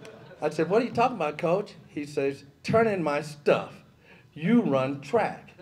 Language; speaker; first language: English; native; English